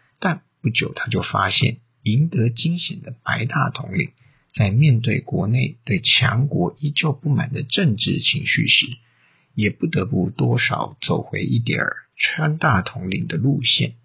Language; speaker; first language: Chinese; native; Chinese